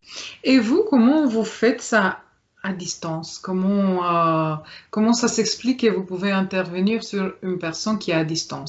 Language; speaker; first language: French; non-native, fluent; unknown